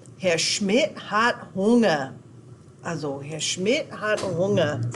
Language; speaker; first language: German; non-native, fluent; English